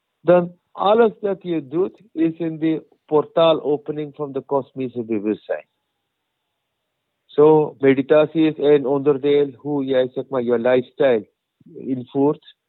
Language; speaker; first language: Dutch; non-native, learner; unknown